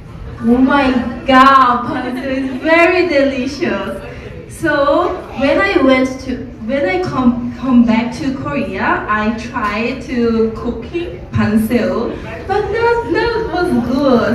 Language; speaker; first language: English; non-native, learner; Korean